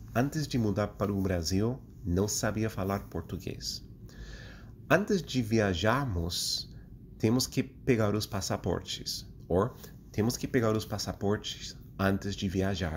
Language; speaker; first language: Portuguese; non-native, fluent; English